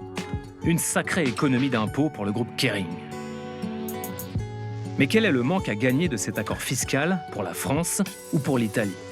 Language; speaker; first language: French; native; French